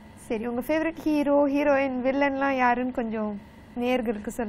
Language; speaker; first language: Tamil; native; Tamil